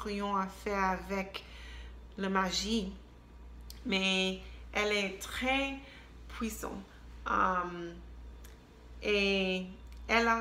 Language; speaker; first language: French; non-native, learner; English